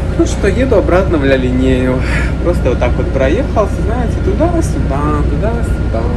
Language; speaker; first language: Russian; native; Russian